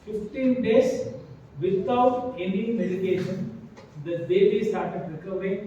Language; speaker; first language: English; non-native, local second language; Kannada